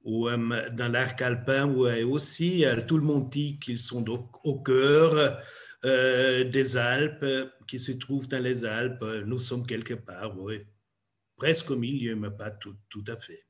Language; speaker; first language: French; non-native, fluent; German